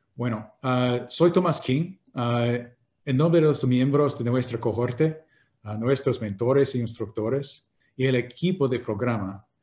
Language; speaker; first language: Spanish; non-native, fluent; English